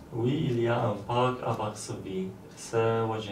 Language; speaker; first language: French; non-native, learner; Polish